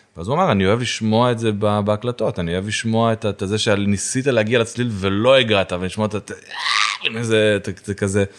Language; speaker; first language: Hebrew; native; Hebrew